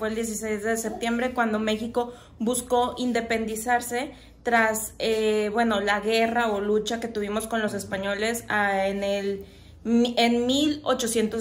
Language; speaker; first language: Spanish; native; Spanish